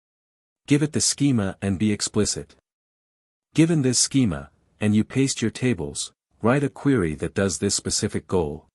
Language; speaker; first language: English; native; English